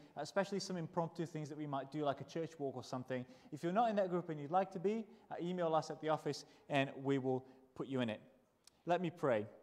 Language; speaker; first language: English; non-native, fluent; Portuguese